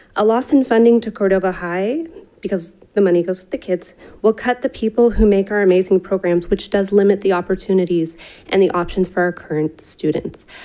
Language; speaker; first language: English; native; English